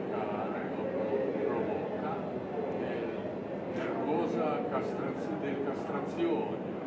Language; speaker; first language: Italian; non-native, learner; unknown